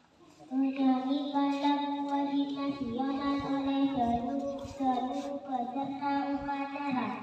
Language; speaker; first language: Indonesian; native; Indonesian